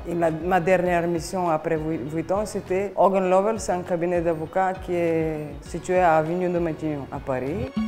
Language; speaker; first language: French; non-native, fluent; Bulgarian